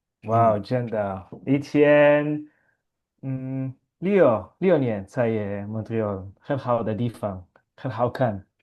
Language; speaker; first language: Chinese; non-native, learner; Hebrew